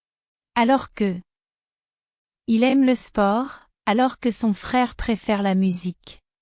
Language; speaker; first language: French; non-native, fluent; Spanish